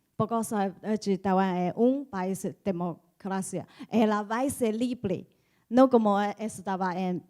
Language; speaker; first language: Portuguese; non-native, learner; Chinese